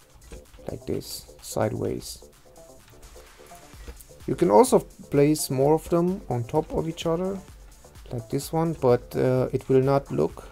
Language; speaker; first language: English; non-native, fluent; German